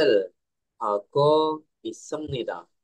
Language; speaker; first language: Korean; non-native, learner; Indonesian